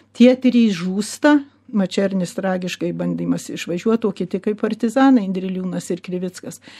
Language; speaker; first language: Lithuanian; early bilingual, heritage; Lithuanian